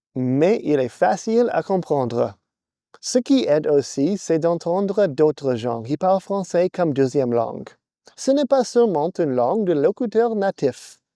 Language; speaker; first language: French; non-native, fluent; English